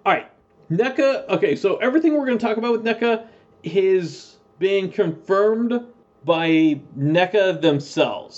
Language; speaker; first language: English; native; English